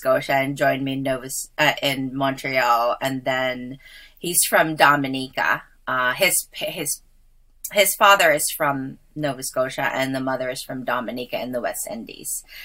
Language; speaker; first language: English; early bilingual, other home language; Filipino